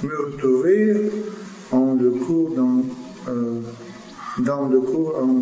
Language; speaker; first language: French; non-native, learner; Russian